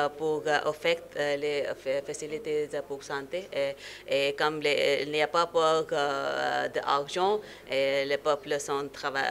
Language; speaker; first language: French; non-native, learner; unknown